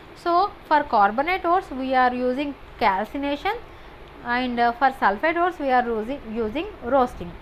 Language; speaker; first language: English; non-native, local second language; Telugu